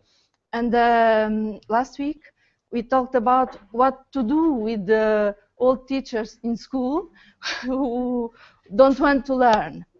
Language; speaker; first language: English; non-native, learner; Portuguese